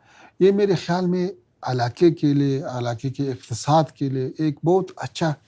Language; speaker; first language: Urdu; non-native, fluent; Pashto